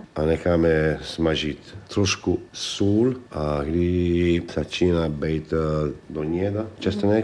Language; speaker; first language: Czech; non-native, learner; Italian